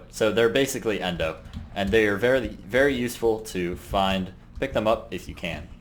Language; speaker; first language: English; native; English